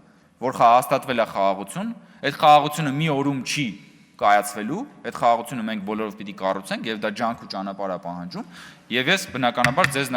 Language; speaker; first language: Armenian; native; Armenian